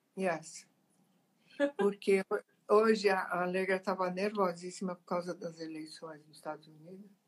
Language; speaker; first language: Portuguese; early bilingual, other home language; Italian